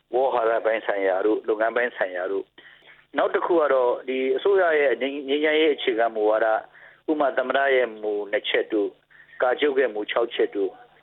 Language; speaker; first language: Burmese; non-native, local second language; S'gaw Karen